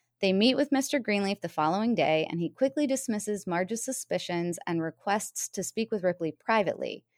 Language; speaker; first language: English; native; English